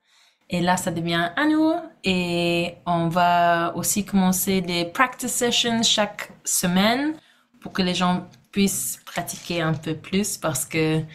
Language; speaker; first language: French; non-native, fluent; English